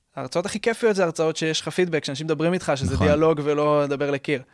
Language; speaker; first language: Hebrew; native; Hebrew